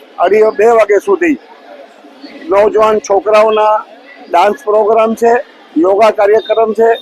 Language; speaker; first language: Gujarati; non-native, local second language; Sindhi